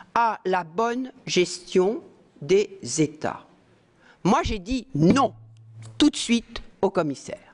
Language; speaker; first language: French; native; French